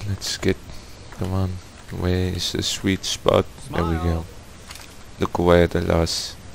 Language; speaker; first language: English; non-native, fluent; Afrikaans